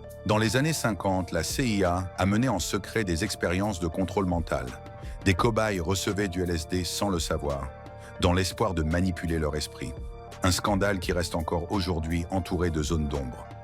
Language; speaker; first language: French; native; French